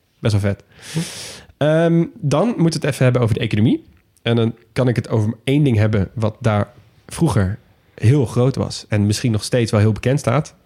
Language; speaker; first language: Dutch; native; Dutch